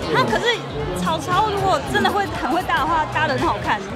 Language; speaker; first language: Chinese; native; Chinese